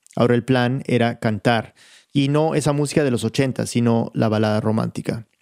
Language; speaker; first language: Spanish; early bilingual, heritage; Spanish